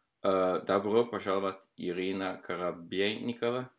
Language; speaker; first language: Russian; non-native, fluent; Norwegian